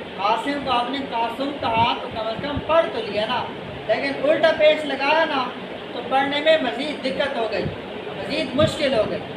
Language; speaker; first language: Urdu; native; Urdu